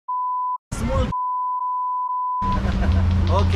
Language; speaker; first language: English; non-native, learner; Indonesian